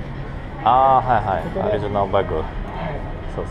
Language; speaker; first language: Japanese; non-native, learner; Russian